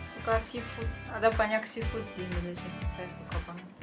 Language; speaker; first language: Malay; non-native, learner; Russian